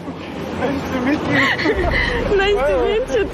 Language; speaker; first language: English; non-native, learner; French